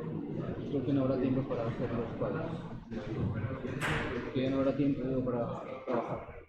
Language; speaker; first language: Spanish; native; Spanish